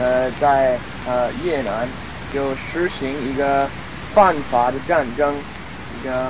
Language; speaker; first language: Chinese; non-native, fluent; English